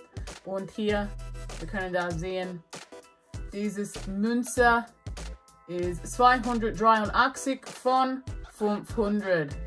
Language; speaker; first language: German; non-native, learner; English